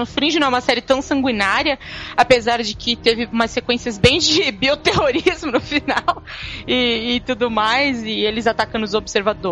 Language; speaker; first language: Portuguese; native; Portuguese